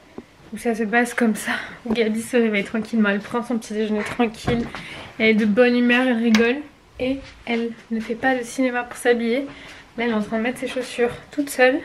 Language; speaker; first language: French; native; French